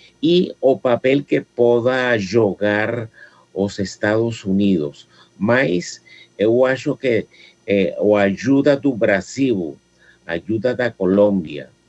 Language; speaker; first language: Portuguese; non-native, fluent; Spanish